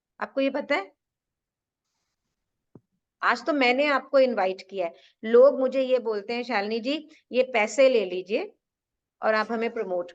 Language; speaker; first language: Hindi; native; Hindi